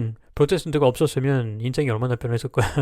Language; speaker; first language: Korean; non-native, learner; French